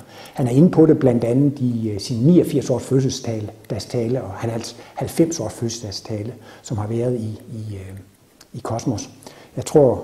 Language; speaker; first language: Danish; native; Danish